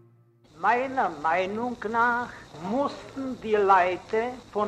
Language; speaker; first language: German; non-native, fluent; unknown